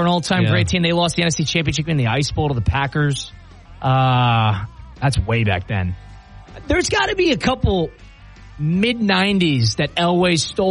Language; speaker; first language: English; native; English